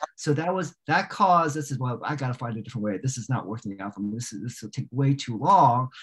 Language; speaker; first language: English; native; English